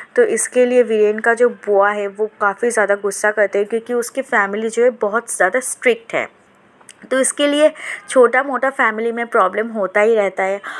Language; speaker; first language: Hindi; non-native, local second language; Bangla